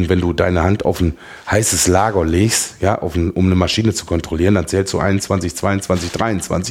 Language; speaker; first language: German; native; German